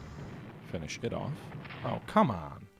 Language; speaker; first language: English; native; English